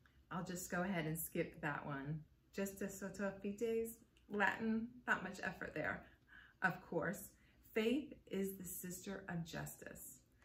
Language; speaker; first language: English; native; English